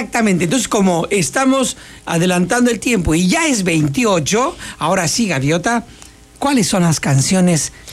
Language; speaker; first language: Spanish; native; Spanish